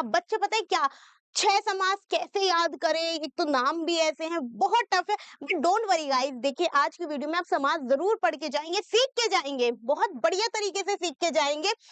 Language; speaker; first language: Hindi; native; Hindi